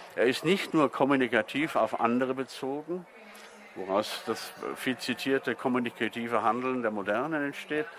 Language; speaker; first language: German; native; German